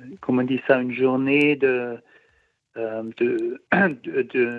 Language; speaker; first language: French; non-native, learner; German